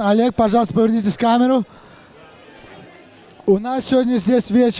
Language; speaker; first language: Russian; early bilingual, other home language; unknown